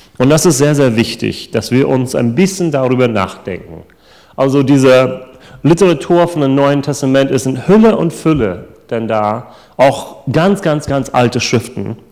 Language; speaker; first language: German; non-native, fluent; English